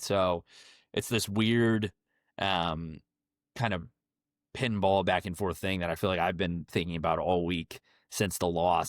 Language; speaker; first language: English; native; English